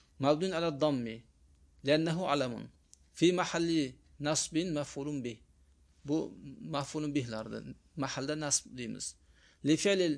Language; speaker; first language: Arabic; non-native, fluent; Uzbek